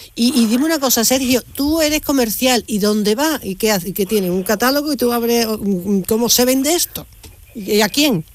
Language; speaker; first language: Spanish; native; Spanish